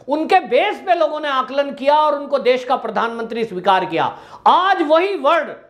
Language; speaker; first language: Hindi; native; Hindi